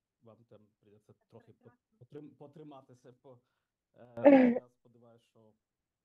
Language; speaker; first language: Ukrainian; non-native, local second language; Russian